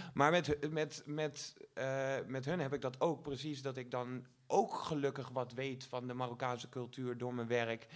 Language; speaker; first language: Dutch; native; Dutch